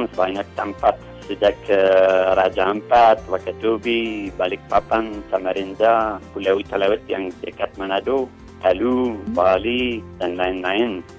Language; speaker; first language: Indonesian; non-native, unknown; English